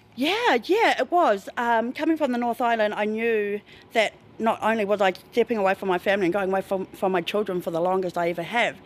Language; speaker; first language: English; native; English